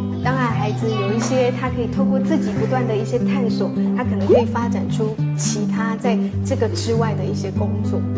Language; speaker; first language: Chinese; native; Chinese